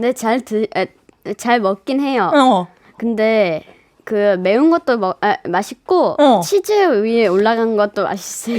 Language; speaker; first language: Korean; early bilingual, other home language; English